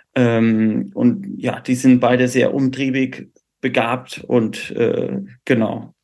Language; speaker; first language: German; native; German